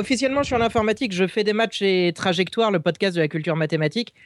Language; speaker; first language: French; native; French